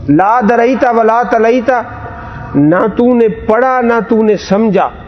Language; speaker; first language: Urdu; non-native, local second language; Punjabi